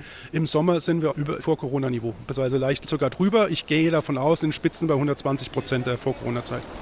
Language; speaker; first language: German; native; German